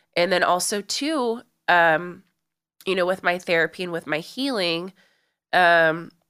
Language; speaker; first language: English; native; English